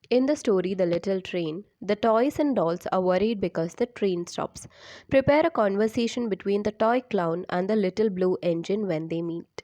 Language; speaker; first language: English; non-native, local second language; Malayalam